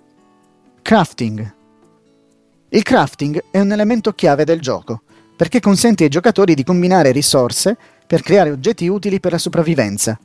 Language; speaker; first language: Italian; native; Italian